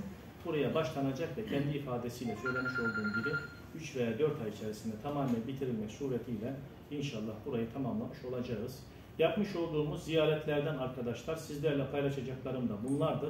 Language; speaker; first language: Turkish; native; Turkish